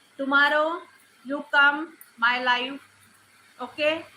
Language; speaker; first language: English; non-native, learner; Marathi